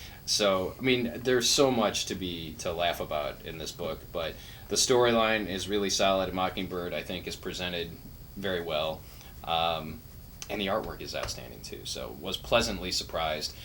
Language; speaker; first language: English; native; English